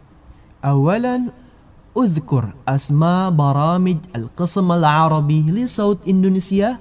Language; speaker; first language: Arabic; non-native, fluent; Indonesian